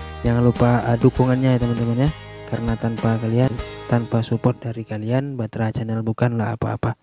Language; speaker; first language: Indonesian; non-native, local second language; Malay